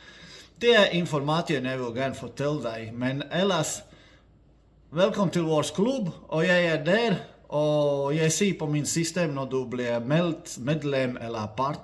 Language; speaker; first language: Danish; non-native, fluent; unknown